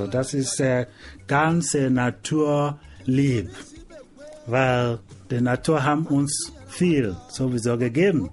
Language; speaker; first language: German; non-native, learner; Igbo